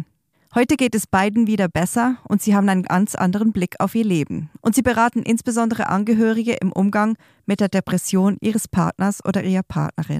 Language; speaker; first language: German; native; German